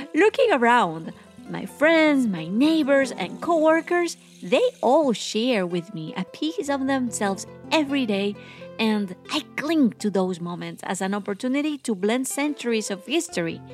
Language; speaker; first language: English; non-native, fluent; Spanish